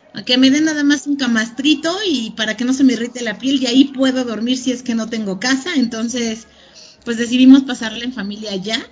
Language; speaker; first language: Spanish; native; Spanish